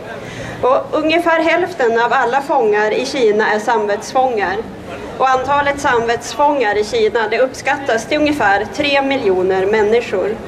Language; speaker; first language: Swedish; native; Swedish